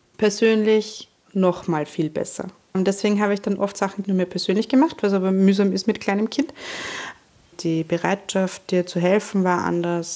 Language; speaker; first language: German; native; German